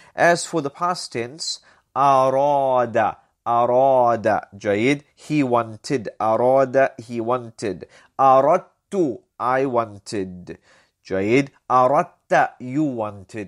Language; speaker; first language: English; native; English